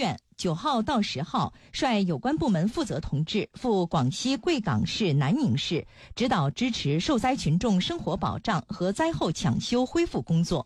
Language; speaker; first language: Chinese; native; Chinese